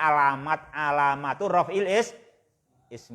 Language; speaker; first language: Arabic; non-native, fluent; Indonesian